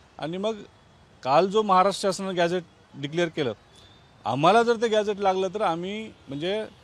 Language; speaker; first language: Marathi; non-native, local second language; Lambadi